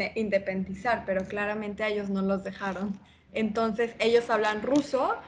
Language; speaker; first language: Spanish; native; Spanish